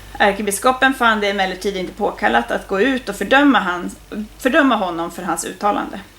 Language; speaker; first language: Swedish; native; Swedish